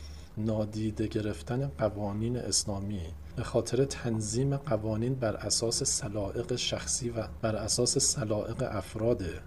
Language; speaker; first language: Persian; native; Persian